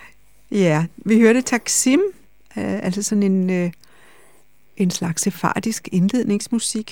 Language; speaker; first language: Danish; native; Danish